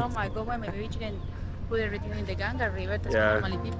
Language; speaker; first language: English; non-native, fluent; Spanish